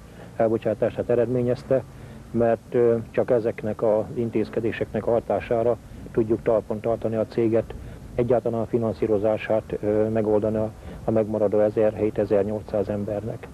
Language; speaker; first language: Hungarian; native; Hungarian